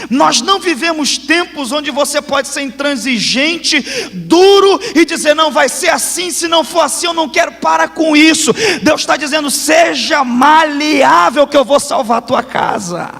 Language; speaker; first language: Portuguese; native; Portuguese